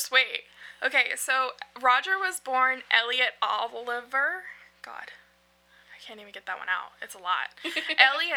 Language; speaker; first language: English; native; English